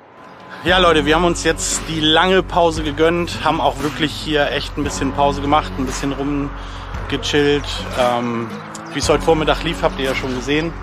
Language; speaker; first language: German; native; German